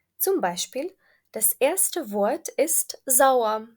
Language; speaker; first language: German; non-native, fluent; Ukrainian